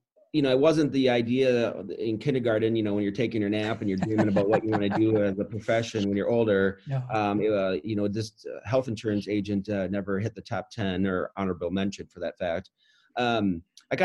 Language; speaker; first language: English; native; English